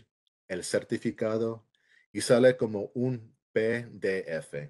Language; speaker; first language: Spanish; early bilingual, heritage; English